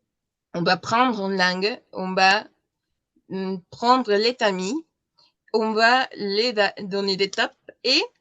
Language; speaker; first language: French; non-native, learner; Spanish